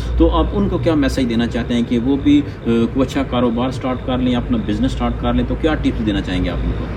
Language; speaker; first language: Urdu; native; Urdu